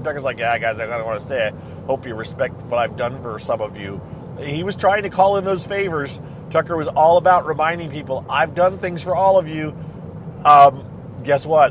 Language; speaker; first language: English; native; English